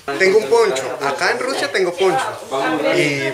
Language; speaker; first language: Spanish; native; Spanish